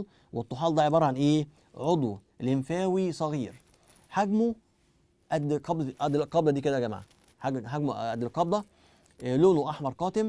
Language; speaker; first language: Arabic; native; Arabic